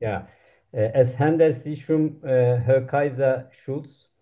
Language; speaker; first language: German; non-native, learner; Turkish